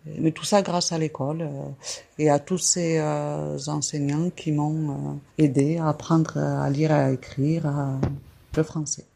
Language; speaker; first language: French; early bilingual, other home language; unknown